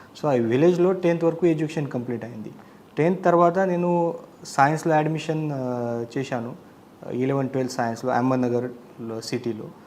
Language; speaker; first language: Telugu; non-native, learner; Marathi